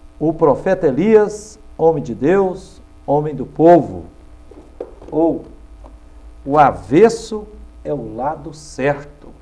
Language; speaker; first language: Portuguese; native; Portuguese